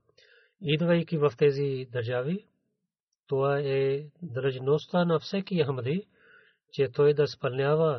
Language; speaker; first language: Bulgarian; non-native, learner; Urdu